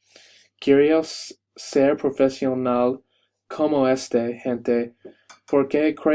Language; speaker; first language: Spanish; non-native, learner; English